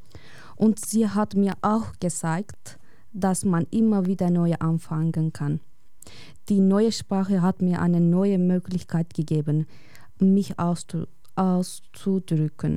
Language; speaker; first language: German; non-native, fluent; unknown